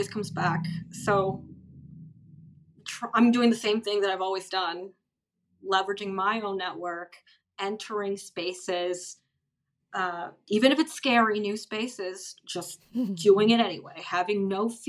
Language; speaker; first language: English; native; English